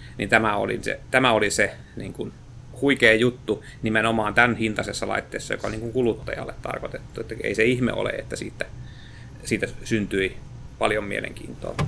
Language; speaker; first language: Finnish; native; Finnish